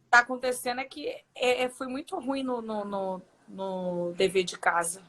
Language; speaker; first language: Portuguese; native; Portuguese